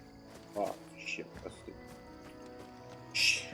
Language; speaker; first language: French; native; French